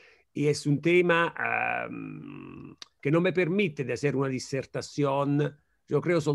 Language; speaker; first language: Spanish; non-native, fluent; Italian